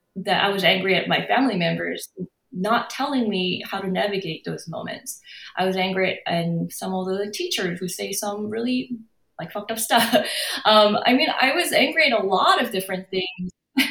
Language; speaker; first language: English; non-native, fluent; Korean